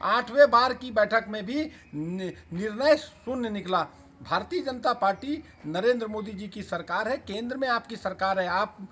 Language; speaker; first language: Hindi; native; Hindi